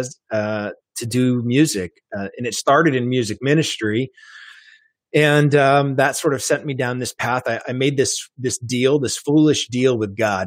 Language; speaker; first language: English; native; English